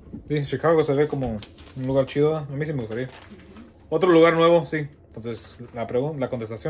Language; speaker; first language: Spanish; early bilingual, heritage; Spanish